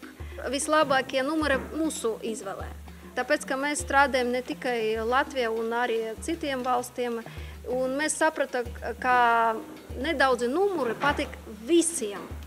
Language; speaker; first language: Latvian; non-native, local second language; Russian